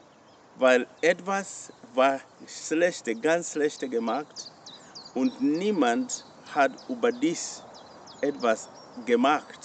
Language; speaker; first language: German; non-native, fluent; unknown